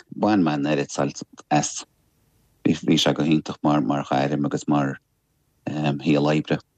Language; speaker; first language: Irish; non-native, local second language; English